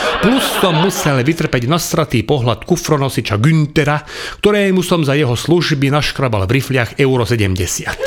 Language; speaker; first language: Slovak; non-native, local second language; Hungarian